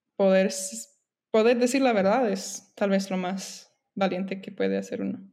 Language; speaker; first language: Spanish; non-native, fluent; English